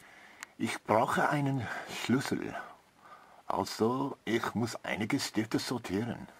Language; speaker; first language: German; non-native, learner; English